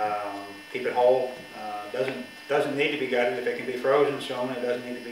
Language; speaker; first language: English; native; English